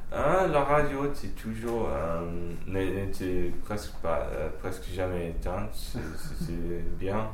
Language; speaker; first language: French; early bilingual, heritage; French